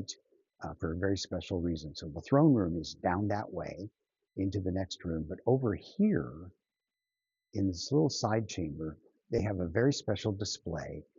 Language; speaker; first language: English; native; English